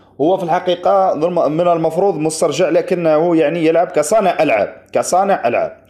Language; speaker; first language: Arabic; native; Arabic